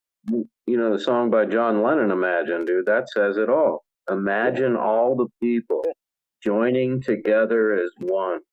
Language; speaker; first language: English; native; English